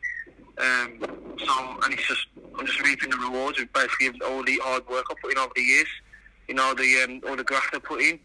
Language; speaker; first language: English; native; English